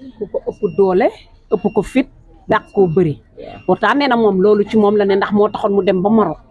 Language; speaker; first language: Wolof; native; Wolof